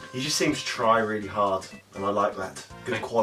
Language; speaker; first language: English; native; English